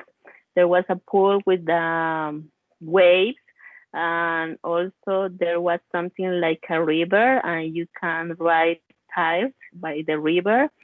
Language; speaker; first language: English; non-native, learner; Spanish